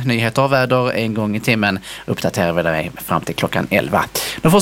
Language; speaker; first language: Swedish; native; Swedish